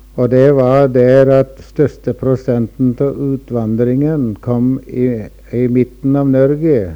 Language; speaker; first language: Norwegian; early bilingual, heritage; Norwegian